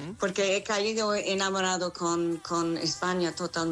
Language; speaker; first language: Spanish; non-native, learner; English